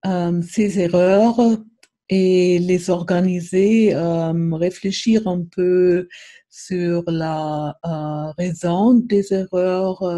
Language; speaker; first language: French; non-native, fluent; German